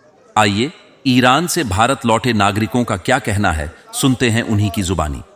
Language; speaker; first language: Hindi; native; Hindi